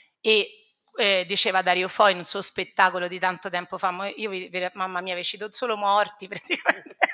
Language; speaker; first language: Italian; native; Italian